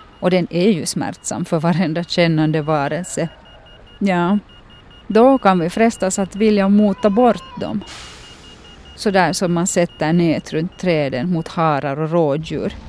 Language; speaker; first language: Swedish; native; Swedish